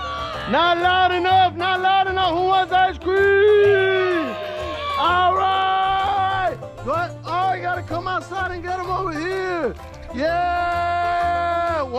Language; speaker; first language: English; native; English